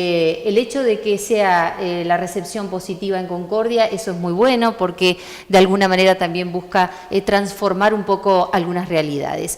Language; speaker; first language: Spanish; native; Spanish